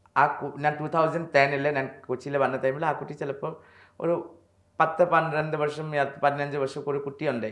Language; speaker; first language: Malayalam; non-native, learner; Assamese